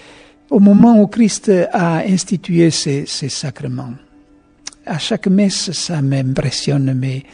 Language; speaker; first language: French; native; French